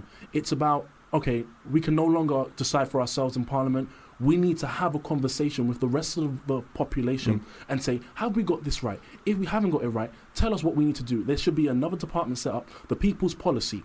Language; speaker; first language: English; native; English